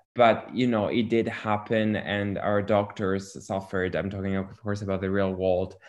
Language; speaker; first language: English; non-native, fluent; Italian